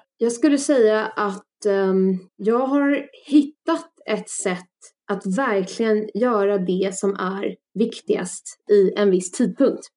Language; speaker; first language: Swedish; early bilingual, other home language; Russian